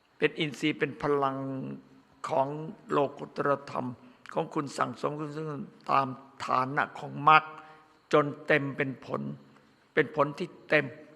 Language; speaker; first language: Thai; native; Thai